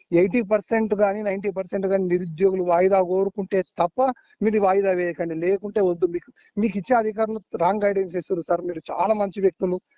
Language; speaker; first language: Telugu; native; Telugu